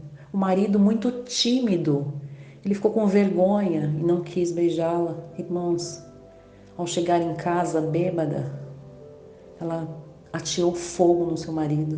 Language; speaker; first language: Portuguese; native; Portuguese